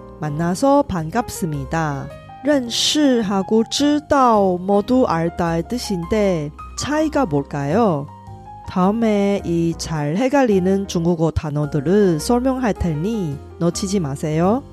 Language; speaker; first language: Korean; non-native, fluent; Chinese